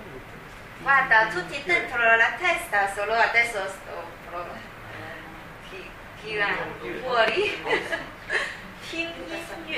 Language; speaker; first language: Italian; non-native, learner; Chinese